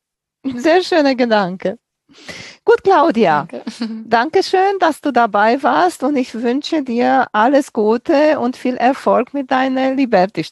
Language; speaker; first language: German; non-native, fluent; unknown